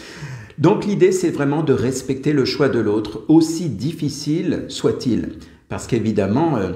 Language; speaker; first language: French; native; French